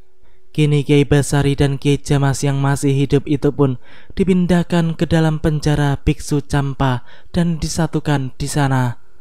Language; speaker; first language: Indonesian; native; Indonesian